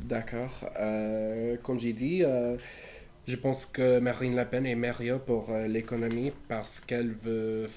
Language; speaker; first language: French; non-native, learner; English